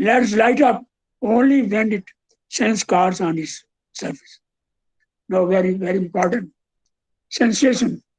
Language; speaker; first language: English; non-native, local second language; Hindi